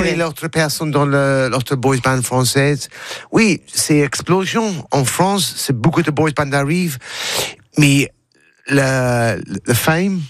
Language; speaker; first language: French; non-native, learner; English